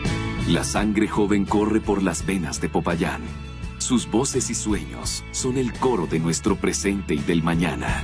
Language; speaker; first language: Spanish; native; Spanish